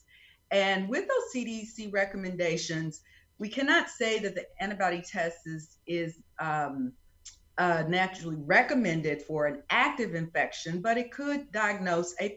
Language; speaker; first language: English; native; English